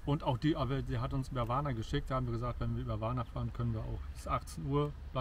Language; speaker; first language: German; native; German